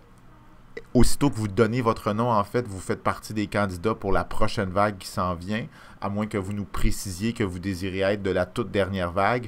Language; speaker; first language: French; native; French